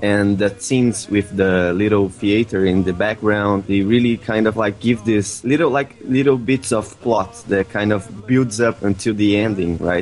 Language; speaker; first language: English; non-native, fluent; Portuguese